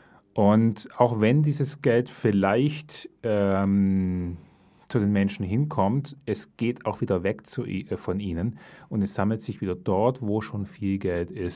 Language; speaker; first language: German; native; German